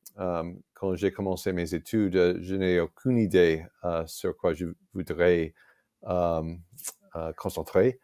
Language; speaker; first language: French; non-native, fluent; English